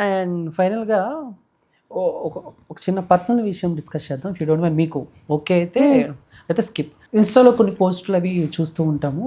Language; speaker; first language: Telugu; native; Telugu